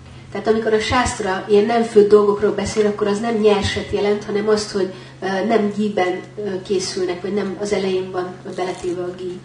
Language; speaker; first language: Hungarian; native; Hungarian